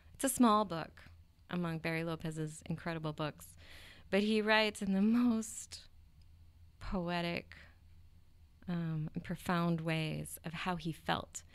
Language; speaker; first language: English; native; English